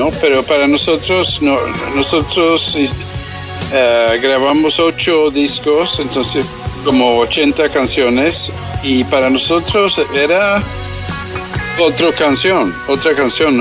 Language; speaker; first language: Spanish; early bilingual, heritage; English